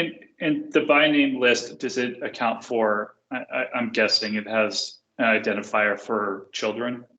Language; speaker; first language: English; native; English